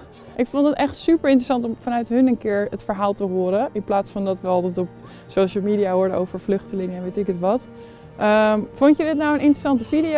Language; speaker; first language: Dutch; native; Dutch